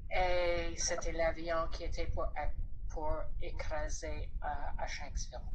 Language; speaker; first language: French; non-native, fluent; English